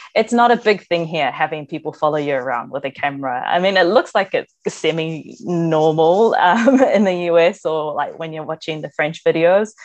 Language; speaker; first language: English; native; English